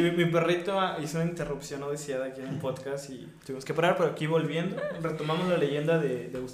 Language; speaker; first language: Spanish; native; Spanish